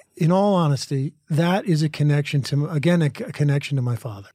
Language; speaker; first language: English; native; English